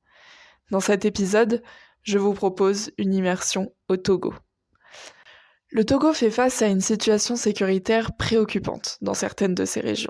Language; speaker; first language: French; native; French